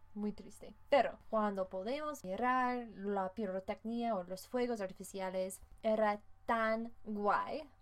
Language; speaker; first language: Spanish; non-native, fluent; English